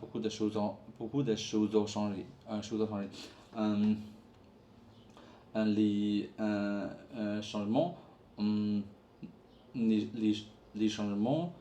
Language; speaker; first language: French; non-native, learner; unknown